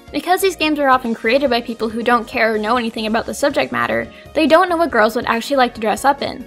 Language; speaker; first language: English; native; English